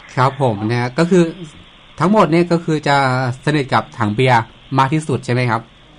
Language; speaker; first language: Thai; native; Thai